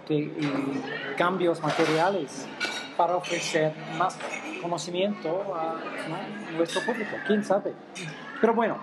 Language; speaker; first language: Spanish; non-native, fluent; English